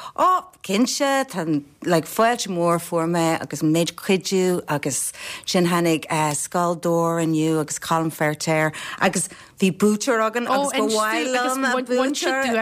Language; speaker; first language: Irish; non-native, local second language; English